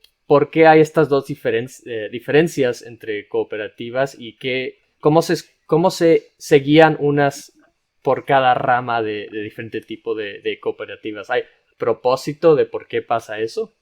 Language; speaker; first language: Spanish; non-native, fluent; English